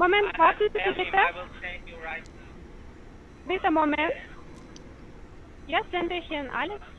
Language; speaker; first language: German; non-native, learner; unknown